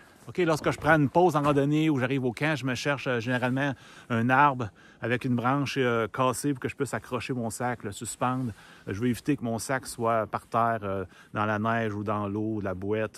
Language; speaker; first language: French; native; French